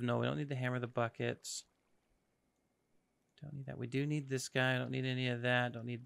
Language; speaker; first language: English; native; English